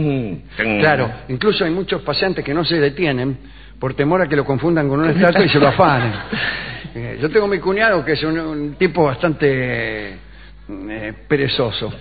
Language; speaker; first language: Spanish; native; Spanish